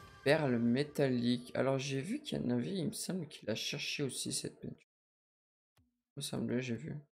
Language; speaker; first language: French; native; French